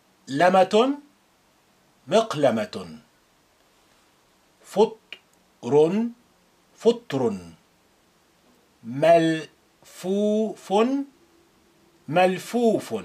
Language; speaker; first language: Arabic; non-native, fluent; English